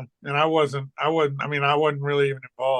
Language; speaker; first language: English; native; English